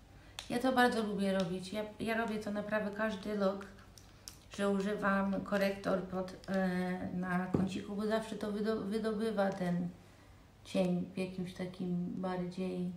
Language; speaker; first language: Polish; early bilingual, heritage; Polish